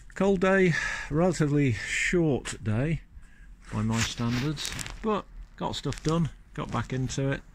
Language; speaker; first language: English; native; English